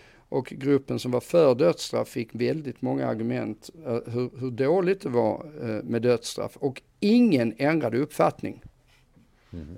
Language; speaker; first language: Swedish; native; Swedish